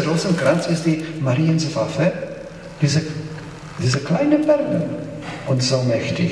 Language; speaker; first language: German; non-native, fluent; Polish